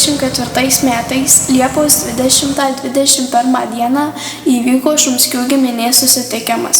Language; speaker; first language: Lithuanian; native; Lithuanian